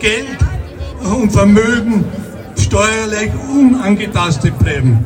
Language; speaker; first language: German; native; German